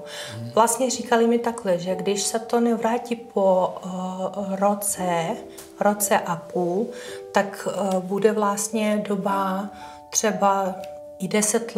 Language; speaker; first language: Czech; non-native, fluent; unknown